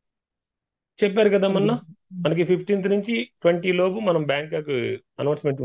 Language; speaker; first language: Telugu; native; Telugu